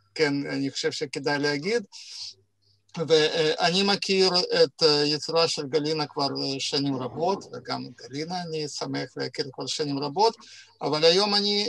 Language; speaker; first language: Hebrew; non-native, fluent; Russian